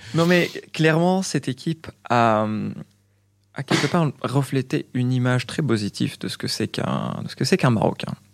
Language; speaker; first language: French; non-native, local second language; Arabic